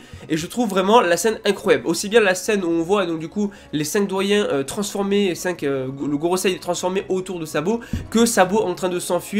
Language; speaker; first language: French; native; French